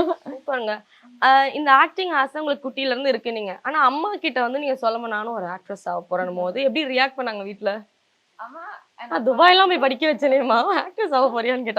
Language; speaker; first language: Tamil; native; Tamil